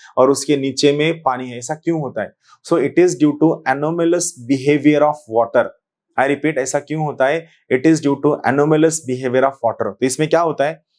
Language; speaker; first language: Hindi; non-native, local second language; Marathi